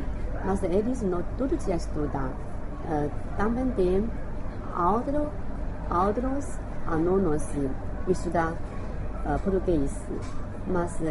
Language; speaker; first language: Portuguese; non-native, learner; Chinese